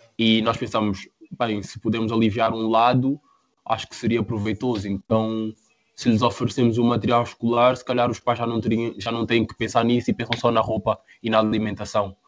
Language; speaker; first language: Portuguese; native; Portuguese